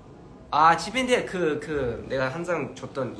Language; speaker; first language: Korean; early bilingual, heritage; Korean